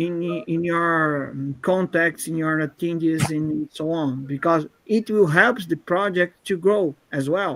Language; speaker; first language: English; non-native, fluent; Portuguese